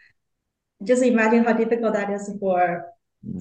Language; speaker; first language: English; non-native, fluent; Chinese